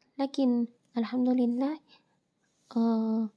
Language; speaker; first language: Arabic; non-native, learner; Indonesian